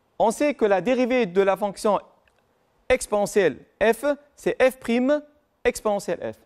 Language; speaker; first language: French; non-native, local second language; Arabic